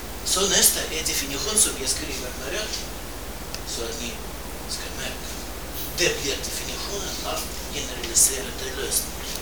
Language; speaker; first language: Swedish; non-native, fluent; Russian